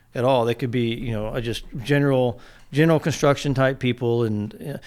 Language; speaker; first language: English; native; English